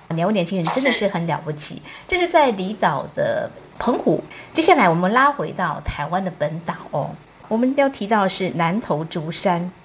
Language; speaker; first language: Chinese; native; Chinese